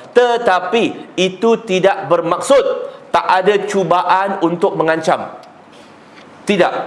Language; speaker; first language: Malay; non-native, local second language; Chinese